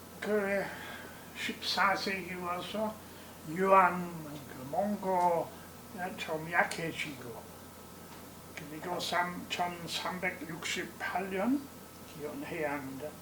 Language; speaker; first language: Korean; non-native, learner; English